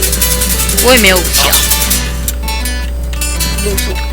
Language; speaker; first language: Chinese; native; Chinese